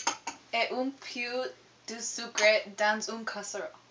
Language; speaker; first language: French; non-native, learner; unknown